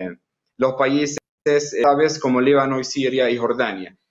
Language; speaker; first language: Spanish; non-native, fluent; Arabic